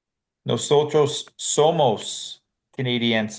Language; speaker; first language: Spanish; non-native, learner; English